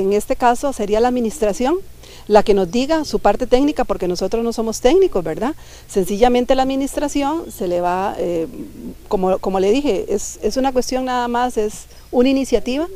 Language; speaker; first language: Spanish; native; Spanish